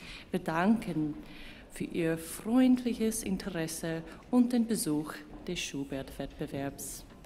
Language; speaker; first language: German; native; German